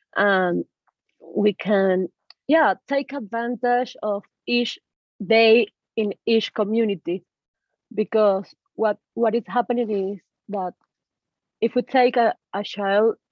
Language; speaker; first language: English; non-native, learner; Spanish